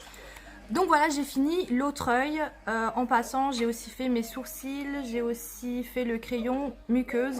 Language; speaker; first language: French; native; French